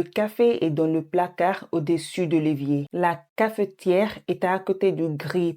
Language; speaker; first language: French; non-native, fluent; English